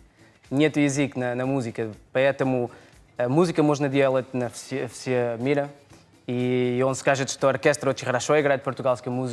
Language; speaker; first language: Russian; non-native, learner; Portuguese